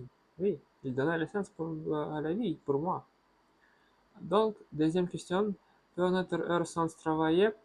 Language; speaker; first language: French; non-native, learner; Russian